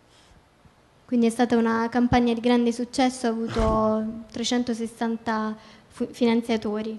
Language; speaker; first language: Italian; native; Italian